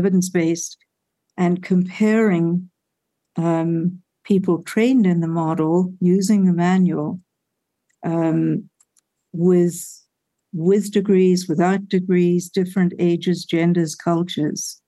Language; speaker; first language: English; native; English